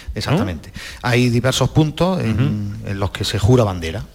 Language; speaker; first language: Spanish; native; Spanish